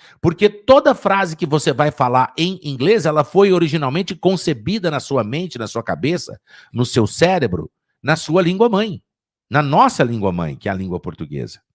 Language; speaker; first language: Portuguese; native; Portuguese